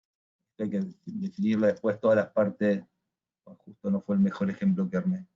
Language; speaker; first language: Spanish; native; Spanish